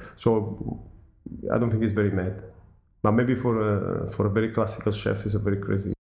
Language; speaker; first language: English; non-native, fluent; Italian